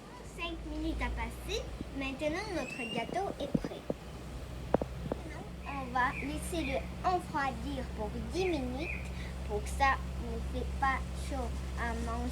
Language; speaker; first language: French; non-native, learner; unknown